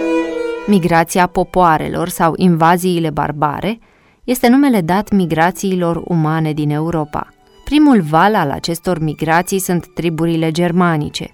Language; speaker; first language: Romanian; native; Romanian